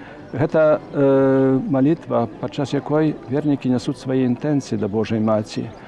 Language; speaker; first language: Belarusian; native; Belarusian